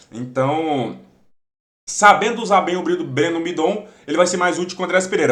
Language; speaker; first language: Portuguese; native; Portuguese